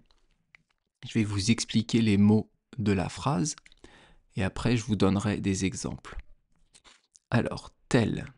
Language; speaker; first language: French; native; French